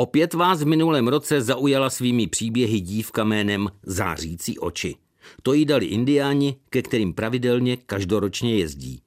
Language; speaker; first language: Czech; native; Czech